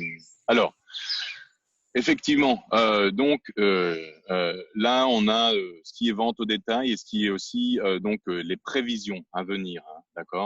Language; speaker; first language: French; native; French